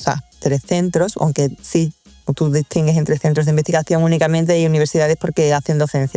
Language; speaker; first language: Spanish; native; Spanish